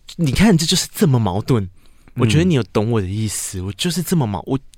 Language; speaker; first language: Chinese; non-native, local second language; Min Nan Chinese